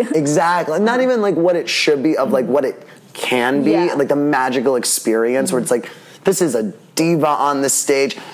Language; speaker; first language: English; native; English